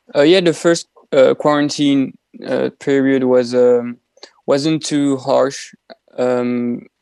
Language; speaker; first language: English; non-native, fluent; French